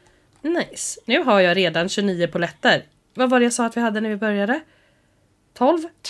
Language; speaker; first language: Swedish; native; Swedish